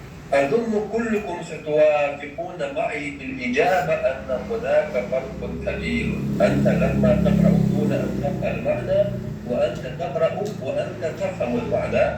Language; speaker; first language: Arabic; non-native, fluent; Chechen